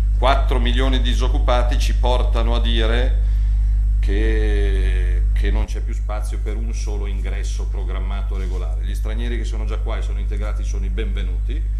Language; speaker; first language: Italian; native; Italian